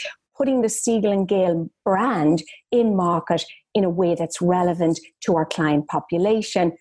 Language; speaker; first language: English; native; English